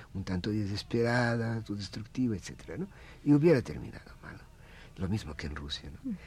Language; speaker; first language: Spanish; non-native, fluent; Russian